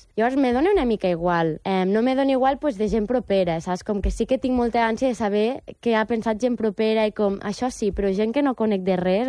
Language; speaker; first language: Catalan; native; Catalan